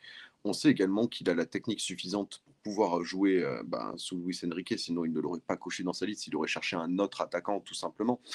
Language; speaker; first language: French; native; French